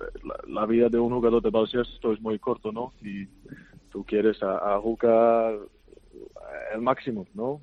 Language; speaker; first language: Spanish; non-native, fluent; Icelandic